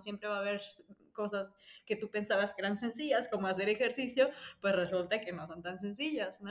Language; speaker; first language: Spanish; native; Spanish